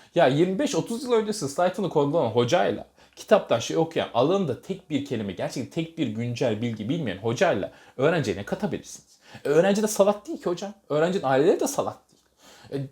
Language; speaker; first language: Turkish; native; Turkish